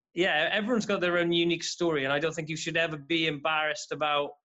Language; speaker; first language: English; native; English